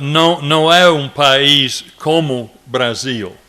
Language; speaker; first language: Portuguese; non-native, fluent; English